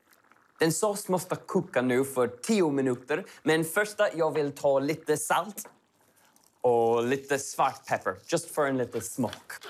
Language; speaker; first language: Swedish; non-native, learner; English